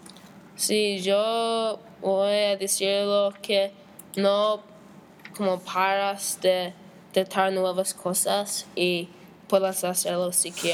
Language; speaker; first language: Spanish; non-native, learner; English